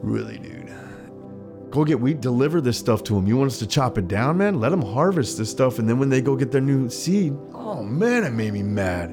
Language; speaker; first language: English; native; English